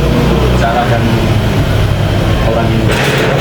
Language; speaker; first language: Indonesian; non-native, fluent; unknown